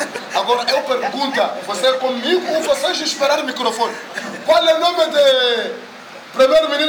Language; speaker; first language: Portuguese; non-native, learner; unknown